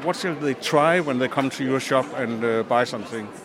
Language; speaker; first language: English; non-native, fluent; Danish